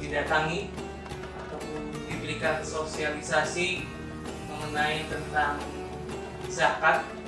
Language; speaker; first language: Indonesian; native; Indonesian